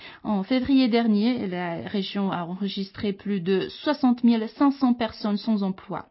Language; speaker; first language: French; native; French